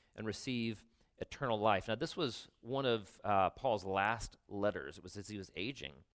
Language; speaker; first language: English; native; English